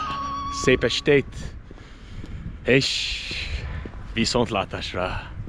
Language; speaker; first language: Hungarian; non-native, learner; English